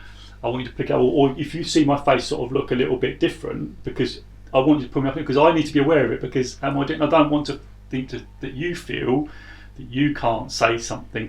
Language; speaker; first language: English; native; English